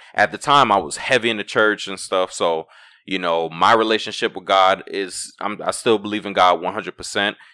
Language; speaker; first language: English; native; English